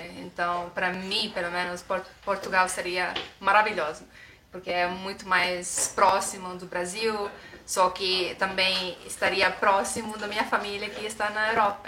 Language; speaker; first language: Portuguese; non-native, fluent; Estonian